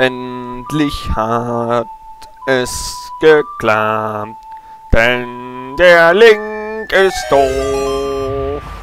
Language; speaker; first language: German; native; German